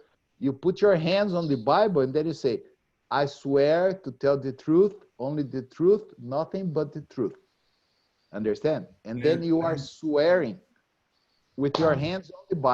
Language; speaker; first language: English; non-native, fluent; Portuguese